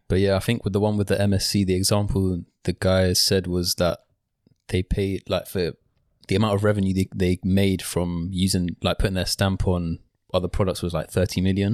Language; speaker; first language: English; early bilingual, other home language; Spanish